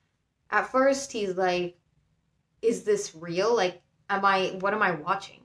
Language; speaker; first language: English; native; English